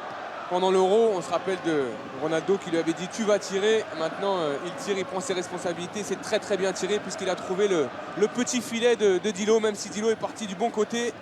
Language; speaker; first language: French; native; French